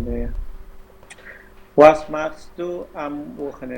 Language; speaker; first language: German; non-native, learner; Persian